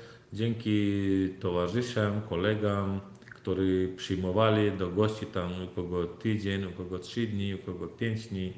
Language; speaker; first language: Polish; non-native, learner; Turkmen